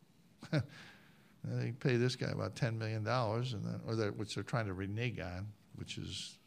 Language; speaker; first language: English; native; English